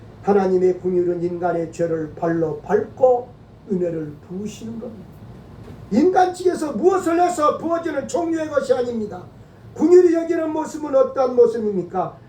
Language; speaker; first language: Korean; native; Korean